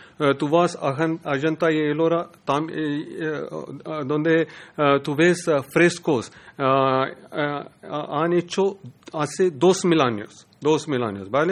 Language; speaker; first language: Spanish; non-native, learner; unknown